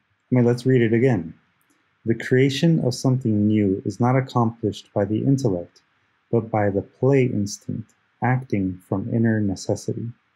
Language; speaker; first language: English; early bilingual, other home language; Spanish